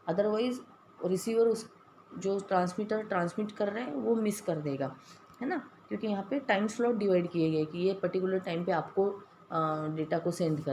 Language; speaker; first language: Hindi; non-native, local second language; Marathi